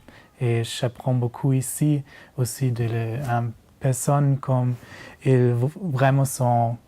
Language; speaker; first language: French; non-native, learner; German